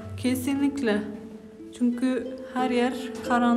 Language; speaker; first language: Turkish; non-native, fluent; Slovenian